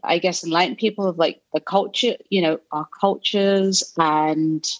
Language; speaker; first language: English; native; English